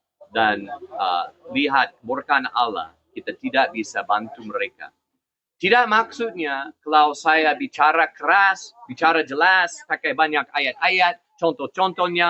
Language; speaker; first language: Indonesian; non-native, fluent; English